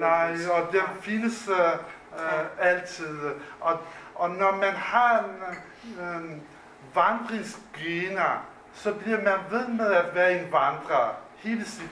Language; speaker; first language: Danish; non-native, fluent; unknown